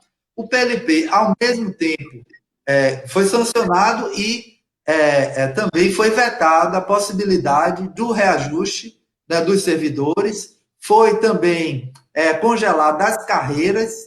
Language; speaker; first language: Portuguese; native; Portuguese